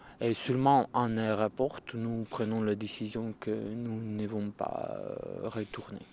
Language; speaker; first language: French; non-native, learner; Russian